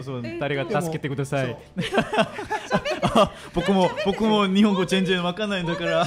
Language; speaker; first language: Japanese; non-native, learner; Korean